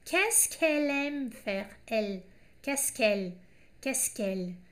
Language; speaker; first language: French; non-native, fluent; Portuguese